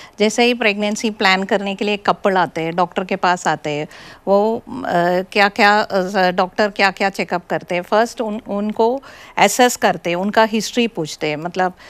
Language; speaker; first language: Hindi; non-native, local second language; Malayalam